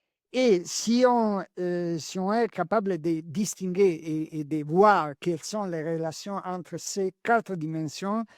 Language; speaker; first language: French; non-native, learner; Italian